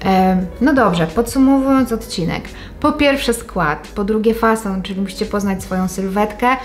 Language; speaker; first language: Polish; native; Polish